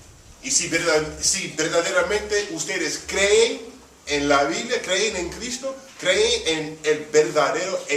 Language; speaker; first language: Spanish; early bilingual, heritage; Spanish